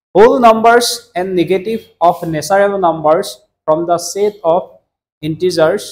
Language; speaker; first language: English; non-native, local second language; Assamese